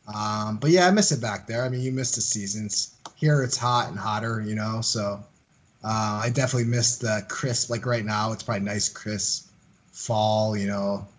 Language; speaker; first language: English; native; English